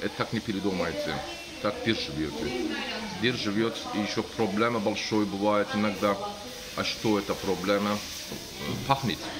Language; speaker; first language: Russian; non-native, learner; Turkish